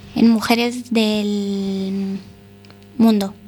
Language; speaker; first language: Spanish; non-native, fluent; Romanian